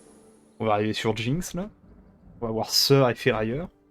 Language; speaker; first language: French; native; French